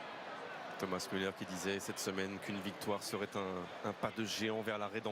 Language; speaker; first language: French; native; French